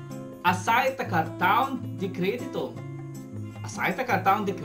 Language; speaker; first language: Portuguese; non-native, learner; Filipino